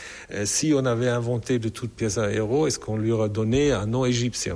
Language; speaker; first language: French; non-native, fluent; German